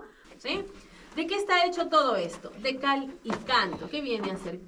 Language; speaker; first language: Spanish; native; Spanish